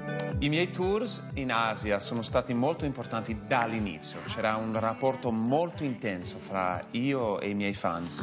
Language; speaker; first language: Italian; non-native, fluent; English